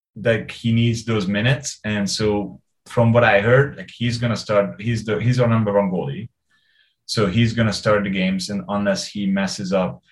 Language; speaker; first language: English; non-native, fluent; Hungarian